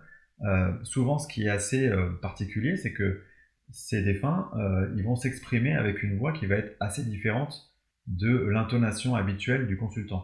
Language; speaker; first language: French; native; French